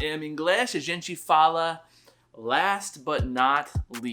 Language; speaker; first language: Portuguese; non-native, learner; English